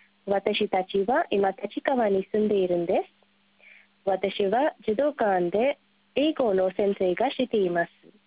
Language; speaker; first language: Japanese; non-native, learner; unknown